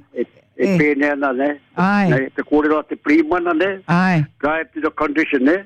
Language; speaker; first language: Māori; native; Māori